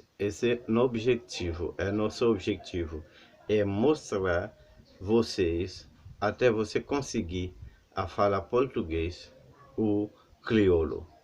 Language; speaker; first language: Portuguese; non-native, learner; Haitian Creole